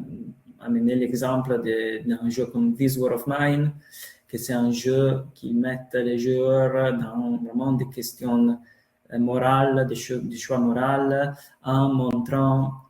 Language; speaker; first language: French; non-native, fluent; Italian